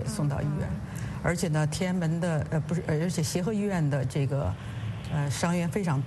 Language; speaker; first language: Chinese; native; Chinese